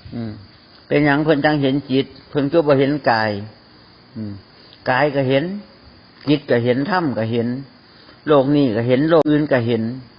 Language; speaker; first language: Thai; native; Thai